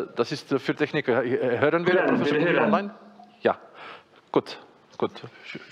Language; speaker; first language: German; non-native, fluent; Czech